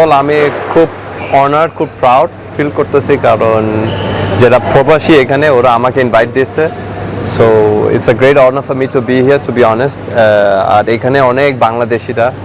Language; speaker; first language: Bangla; early bilingual, heritage; Bangla